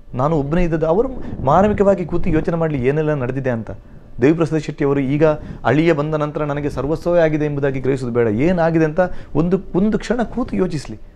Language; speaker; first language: Kannada; non-native, local second language; Tulu